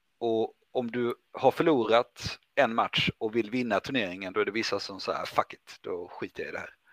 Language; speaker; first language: Swedish; native; Swedish